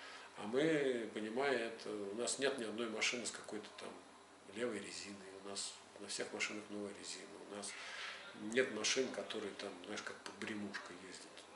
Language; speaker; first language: Russian; native; Russian